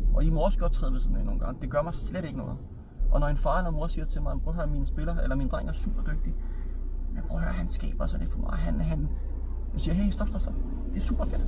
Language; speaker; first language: Danish; early bilingual, other home language; Serbian